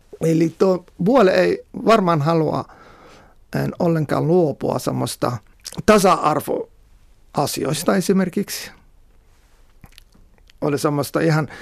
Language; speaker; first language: Finnish; non-native, fluent; Somali